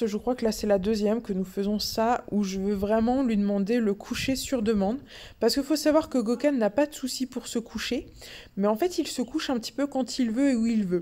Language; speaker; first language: French; native; French